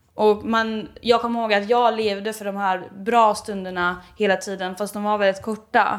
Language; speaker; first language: Swedish; native; Swedish